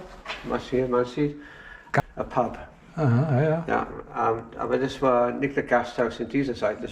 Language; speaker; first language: German; non-native, learner; English